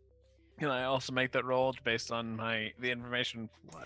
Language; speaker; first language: English; native; English